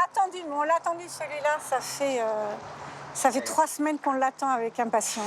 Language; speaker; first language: French; native; French